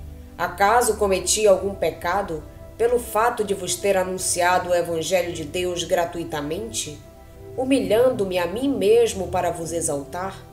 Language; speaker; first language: Portuguese; native; Portuguese